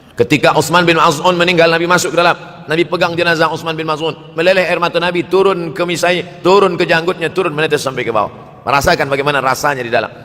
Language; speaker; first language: Malay; native; Malay